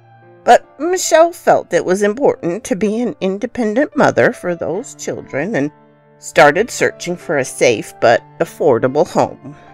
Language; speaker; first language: English; native; English